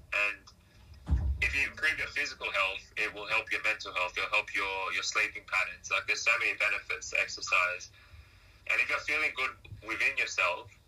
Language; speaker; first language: English; native; English